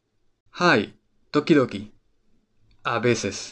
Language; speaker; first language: Japanese; non-native, fluent; Spanish